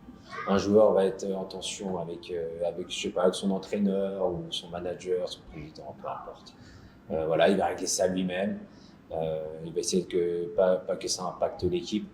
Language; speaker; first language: French; native; French